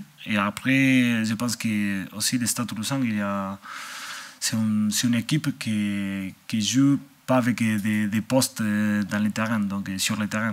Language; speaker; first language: French; non-native, fluent; English